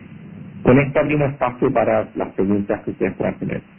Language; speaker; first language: Spanish; native; Spanish